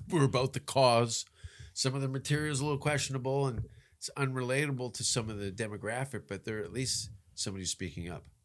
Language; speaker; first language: English; native; English